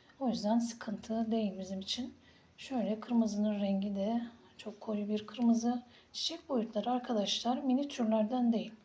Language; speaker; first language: Turkish; native; Turkish